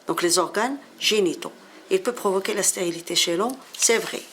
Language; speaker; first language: French; non-native, local second language; Arabic